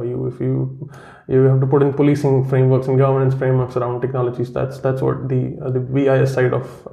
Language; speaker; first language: English; non-native, local second language; Kashmiri